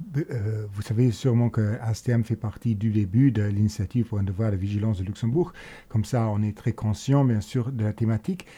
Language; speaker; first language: French; non-native, local second language; Luxembourgish